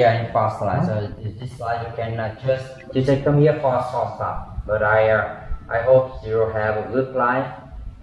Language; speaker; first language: English; non-native, learner; Vietnamese